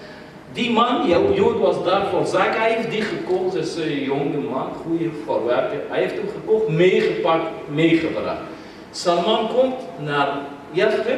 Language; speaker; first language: Dutch; non-native, fluent; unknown